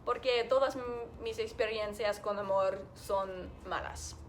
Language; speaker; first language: Spanish; non-native, learner; English